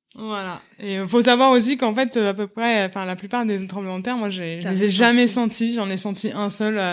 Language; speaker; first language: French; native; French